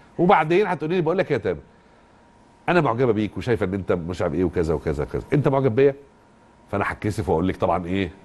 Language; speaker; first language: Arabic; native; Arabic